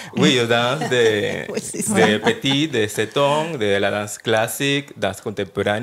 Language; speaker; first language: French; non-native, learner; Spanish